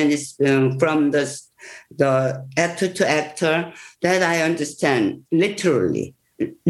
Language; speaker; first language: English; non-native, learner; Korean